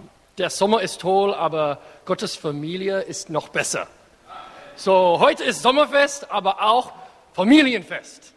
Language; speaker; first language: German; non-native, fluent; English